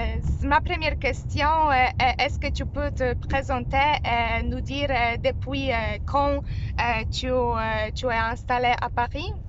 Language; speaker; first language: French; non-native, fluent; Polish